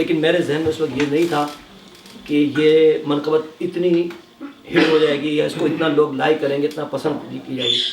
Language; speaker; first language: Urdu; native; Urdu